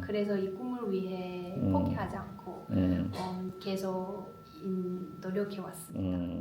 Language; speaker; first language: Korean; non-native, learner; Chinese